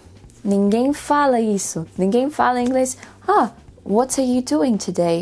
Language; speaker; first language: Portuguese; non-native, fluent; Spanish